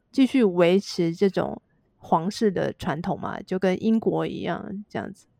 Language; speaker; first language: Chinese; native; Chinese